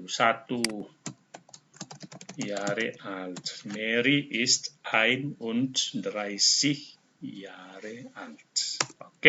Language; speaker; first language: German; non-native, fluent; Indonesian